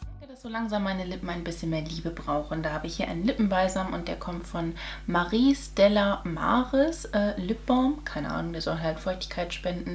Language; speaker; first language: German; native; German